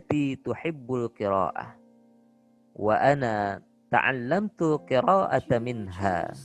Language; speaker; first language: Arabic; non-native, fluent; Indonesian